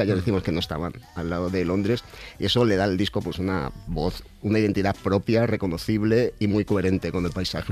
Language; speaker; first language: Spanish; native; Spanish